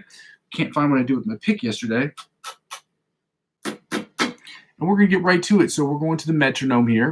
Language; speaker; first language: English; native; English